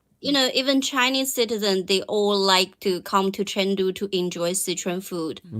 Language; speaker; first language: English; non-native, fluent; Chinese